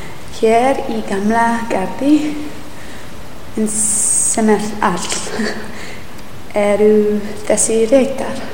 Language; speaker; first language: Icelandic; non-native, learner; English